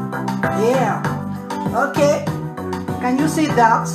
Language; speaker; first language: English; non-native, learner; French